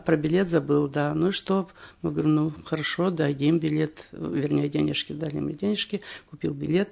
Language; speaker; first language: Russian; native; Russian